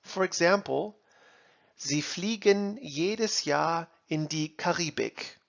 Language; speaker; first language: German; non-native, fluent; English